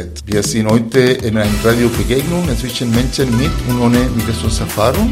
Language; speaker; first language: German; non-native, fluent; Spanish